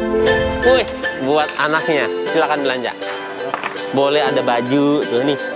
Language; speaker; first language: Indonesian; native; Indonesian